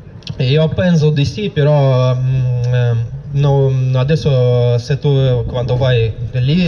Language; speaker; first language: Italian; non-native, learner; Russian